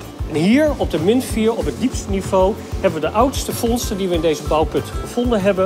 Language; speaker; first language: Dutch; native; Dutch